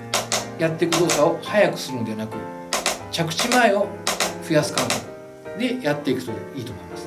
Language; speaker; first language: Japanese; native; Japanese